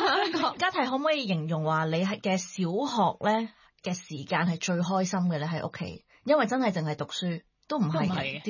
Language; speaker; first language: Cantonese; native; Cantonese